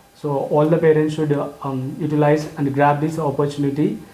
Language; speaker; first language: English; non-native, local second language; Telugu